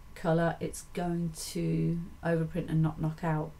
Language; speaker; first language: English; native; English